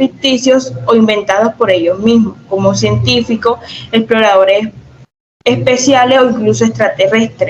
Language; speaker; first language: Spanish; native; Spanish